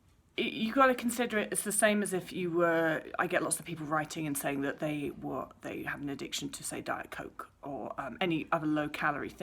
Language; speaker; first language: English; native; English